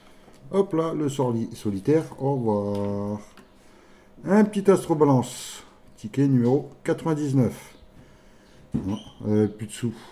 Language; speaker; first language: French; native; French